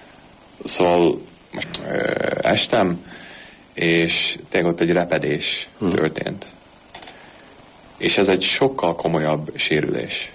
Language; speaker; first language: Hungarian; early bilingual, heritage; Hungarian